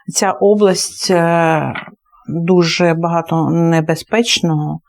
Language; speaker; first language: Ukrainian; non-native, local second language; Russian